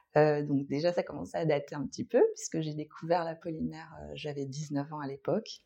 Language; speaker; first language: French; native; French